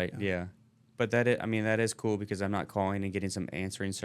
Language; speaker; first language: English; native; English